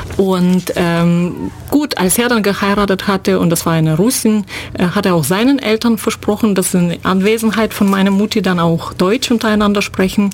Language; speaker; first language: German; non-native, fluent; Russian